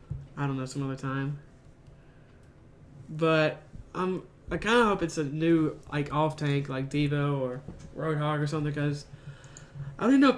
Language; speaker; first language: English; native; English